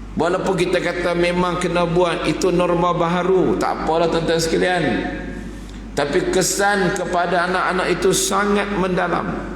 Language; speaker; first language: Malay; native; Malay